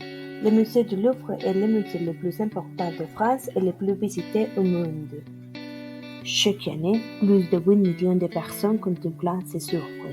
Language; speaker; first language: French; non-native, learner; Spanish